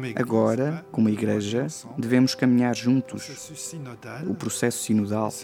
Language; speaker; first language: Portuguese; non-native, fluent; Luxembourgish